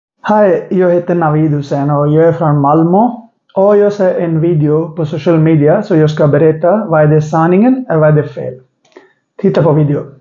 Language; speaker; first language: Swedish; non-native, learner; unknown